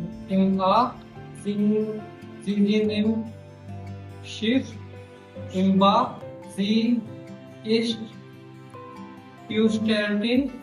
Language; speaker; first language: German; non-native, learner; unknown